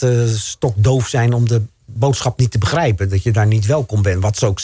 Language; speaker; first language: Dutch; native; Dutch